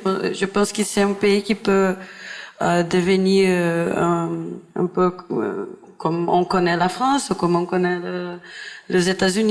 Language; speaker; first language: French; non-native, fluent; Portuguese